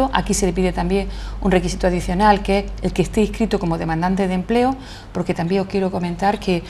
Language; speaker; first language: Spanish; native; Spanish